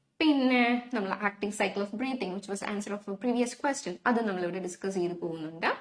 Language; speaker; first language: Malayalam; native; Malayalam